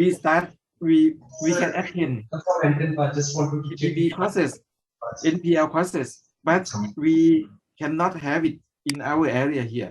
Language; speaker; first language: English; non-native, learner; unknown